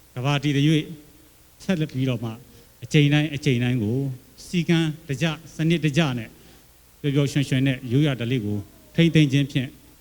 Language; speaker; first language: Burmese; non-native, local second language; Akha